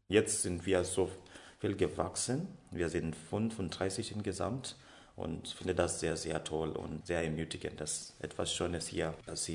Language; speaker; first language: German; non-native, learner; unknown